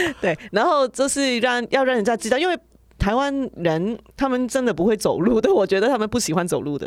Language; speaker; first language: Chinese; non-native, local second language; Cantonese